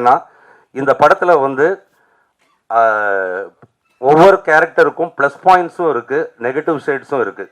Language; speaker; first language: Tamil; native; Tamil